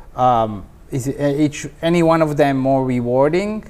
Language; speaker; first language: English; non-native, fluent; Hebrew